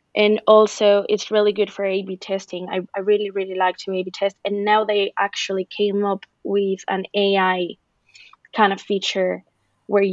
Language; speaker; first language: English; non-native, fluent; Spanish